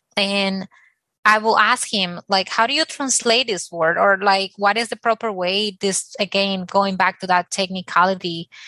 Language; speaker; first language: English; non-native, fluent; Spanish